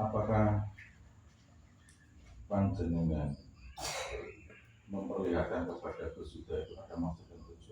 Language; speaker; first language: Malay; non-native, local second language; Javanese